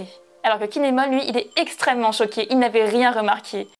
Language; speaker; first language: French; native; French